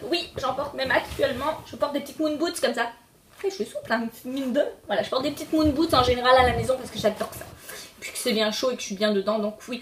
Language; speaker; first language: French; early bilingual, other home language; Polish